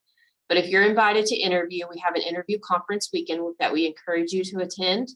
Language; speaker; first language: English; native; English